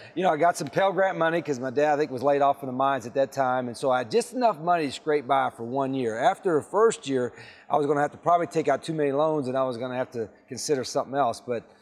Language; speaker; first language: English; native; English